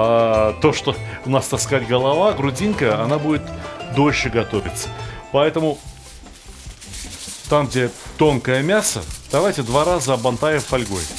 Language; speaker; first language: Russian; native; Russian